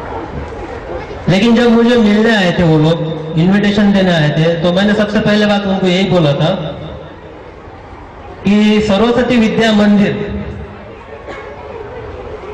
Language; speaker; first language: Hindi; non-native, local second language; Marathi